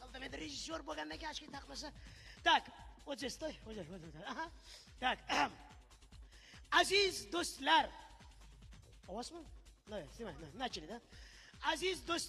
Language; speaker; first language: Russian; non-native, local second language; Uzbek